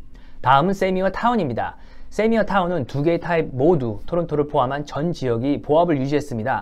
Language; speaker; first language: Korean; native; Korean